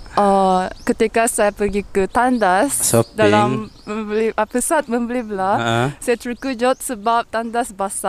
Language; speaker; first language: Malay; non-native, learner; Japanese